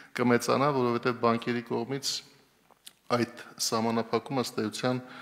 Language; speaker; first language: Armenian; native; Armenian